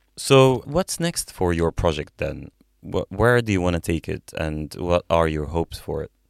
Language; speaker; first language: English; non-native, fluent; Arabic